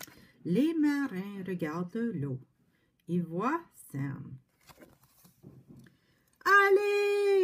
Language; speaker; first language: French; non-native, fluent; English